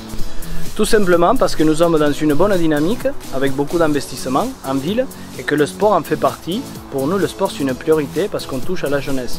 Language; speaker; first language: French; native; French